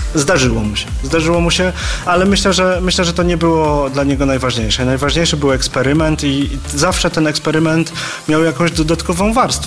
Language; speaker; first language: Polish; native; Polish